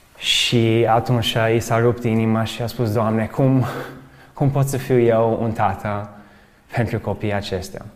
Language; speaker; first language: Romanian; early bilingual, other home language; English